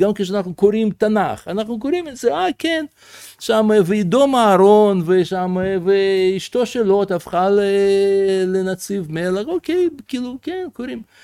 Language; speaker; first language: Hebrew; non-native, fluent; Russian